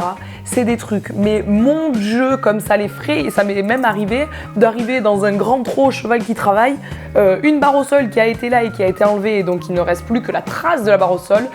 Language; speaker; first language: French; native; French